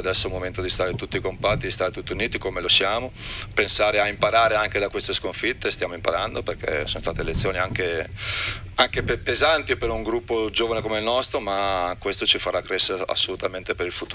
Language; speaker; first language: Italian; native; Italian